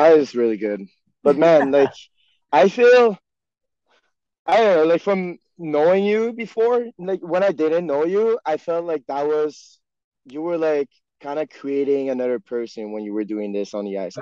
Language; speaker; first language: English; non-native, fluent; French